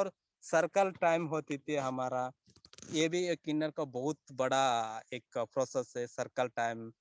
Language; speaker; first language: Hindi; non-native, local second language; Kannada